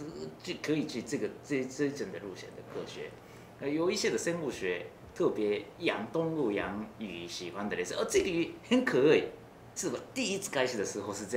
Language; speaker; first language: Chinese; non-native, learner; Japanese